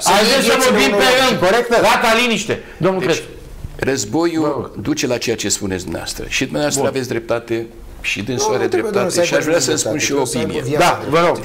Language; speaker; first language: Romanian; native; Romanian